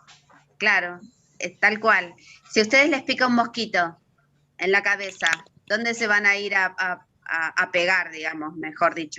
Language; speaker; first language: Spanish; native; Spanish